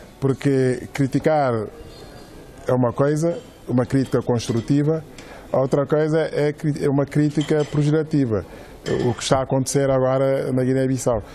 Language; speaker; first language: Portuguese; non-native, local second language; Upper Guinea Crioulo